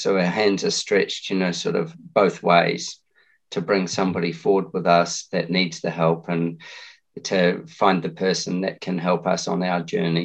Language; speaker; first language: English; native; English